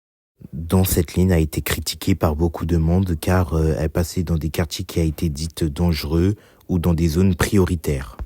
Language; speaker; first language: French; native; French